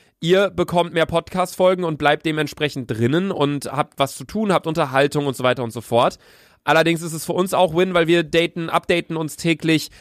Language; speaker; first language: German; native; German